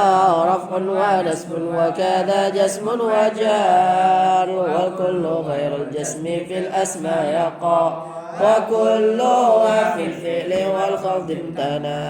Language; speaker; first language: Arabic; non-native, fluent; Indonesian